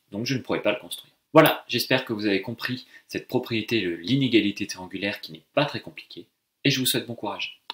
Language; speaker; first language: French; native; French